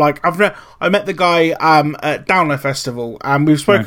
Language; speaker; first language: English; native; English